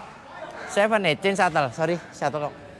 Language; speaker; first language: English; non-native, fluent; Indonesian